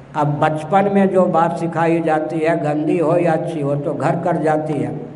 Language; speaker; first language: Hindi; non-native, local second language; Maithili